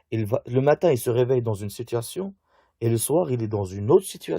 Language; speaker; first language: French; native; French